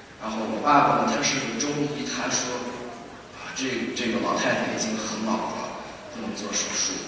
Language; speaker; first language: Chinese; early bilingual, heritage; Chinese